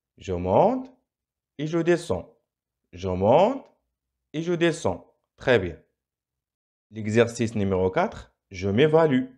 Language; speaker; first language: French; non-native, local second language; Arabic